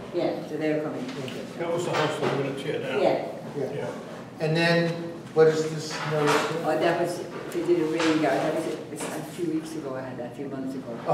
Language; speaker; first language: English; native; English